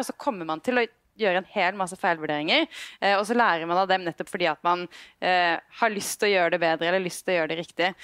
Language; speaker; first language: Norwegian; native; Norwegian